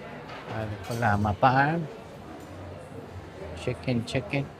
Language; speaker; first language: Arabic; native; Arabic